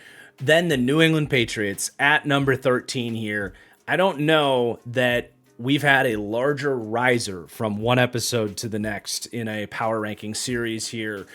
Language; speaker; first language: English; native; English